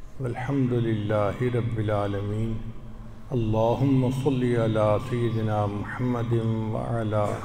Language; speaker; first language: Urdu; non-native, local second language; Punjabi